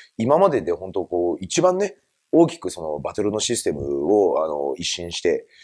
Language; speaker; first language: Japanese; native; Japanese